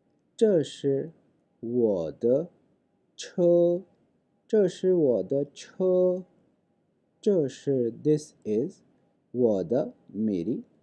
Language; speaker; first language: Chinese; non-native, fluent; Urdu